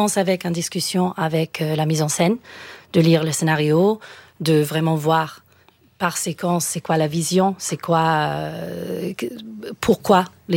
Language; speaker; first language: French; non-native, fluent; English